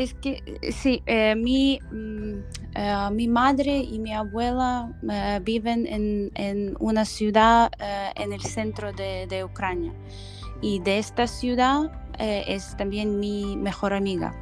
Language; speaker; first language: Spanish; non-native, fluent; Ukrainian